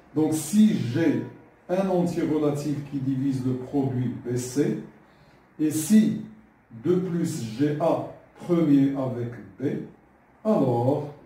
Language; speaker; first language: French; non-native, local second language; Arabic